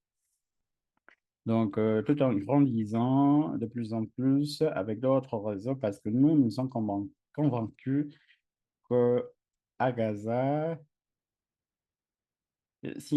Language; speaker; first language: French; non-native, fluent; English